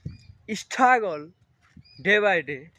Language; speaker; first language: English; non-native, learner; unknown